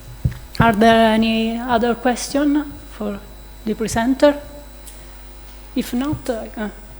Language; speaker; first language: English; non-native, learner; Italian